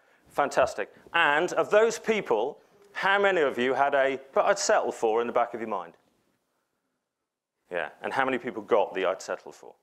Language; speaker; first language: English; native; English